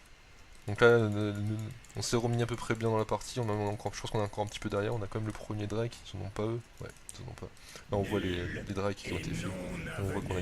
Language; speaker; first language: French; native; French